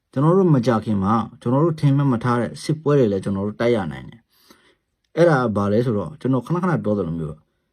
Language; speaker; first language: Burmese; non-native, local second language; Hakha Chin